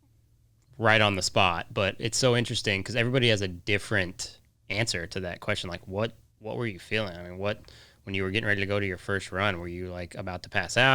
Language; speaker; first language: English; native; English